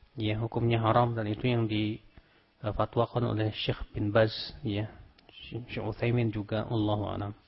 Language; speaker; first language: Indonesian; native; Indonesian